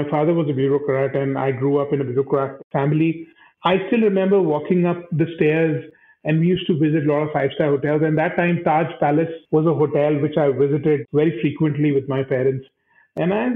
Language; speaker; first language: English; non-native, local second language; Hindi